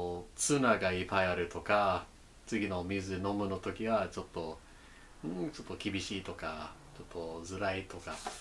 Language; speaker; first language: Japanese; non-native, learner; English